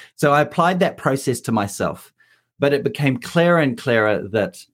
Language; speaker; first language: English; native; English